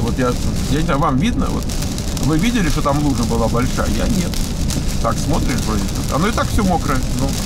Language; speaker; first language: Russian; native; Russian